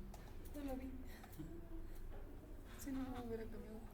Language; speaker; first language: Spanish; native; Spanish